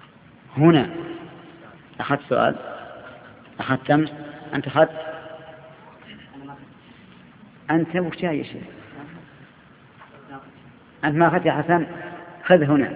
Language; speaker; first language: Arabic; native; Arabic